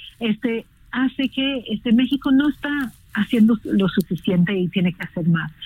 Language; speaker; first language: Spanish; non-native, fluent; English